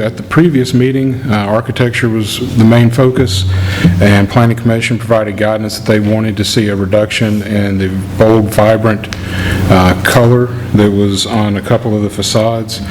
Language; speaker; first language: English; native; English